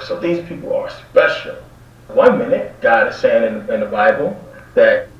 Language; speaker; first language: English; native; English